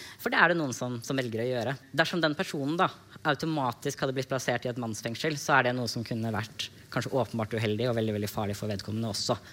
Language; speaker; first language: Norwegian; native; Norwegian